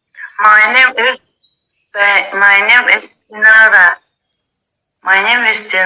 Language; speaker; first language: English; non-native, learner; Uzbek